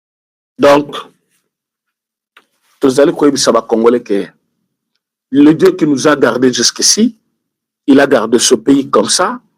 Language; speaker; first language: French; non-native, local second language; Lingala